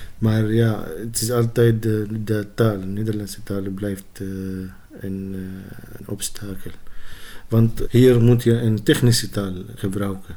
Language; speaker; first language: Dutch; non-native, learner; Arabic